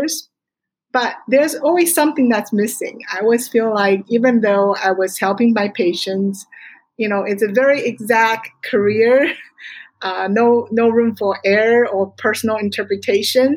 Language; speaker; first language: English; non-native, fluent; Chinese